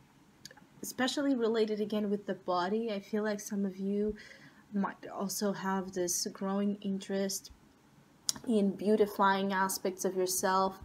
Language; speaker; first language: English; non-native, fluent; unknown